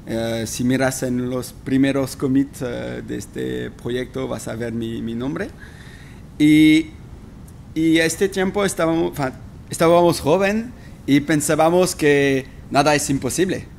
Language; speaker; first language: Spanish; non-native, fluent; French